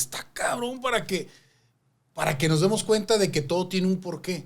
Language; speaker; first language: Spanish; native; Spanish